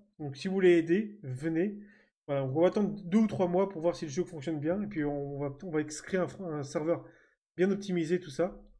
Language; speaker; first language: French; native; French